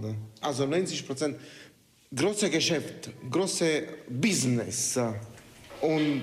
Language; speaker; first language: German; non-native, learner; Italian